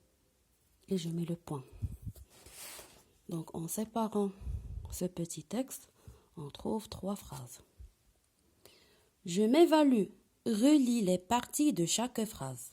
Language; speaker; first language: French; non-native, local second language; Arabic